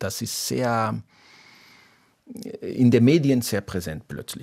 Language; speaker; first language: German; non-native, fluent; Portuguese